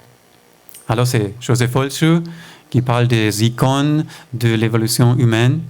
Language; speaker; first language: French; non-native, fluent; German